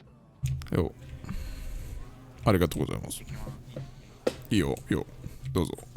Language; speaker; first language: Japanese; non-native, learner; English